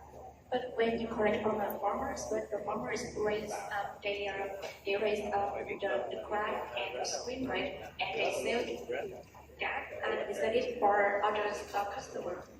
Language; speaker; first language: English; non-native, learner; Vietnamese